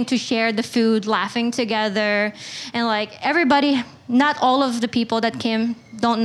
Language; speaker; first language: English; non-native, local second language; Filipino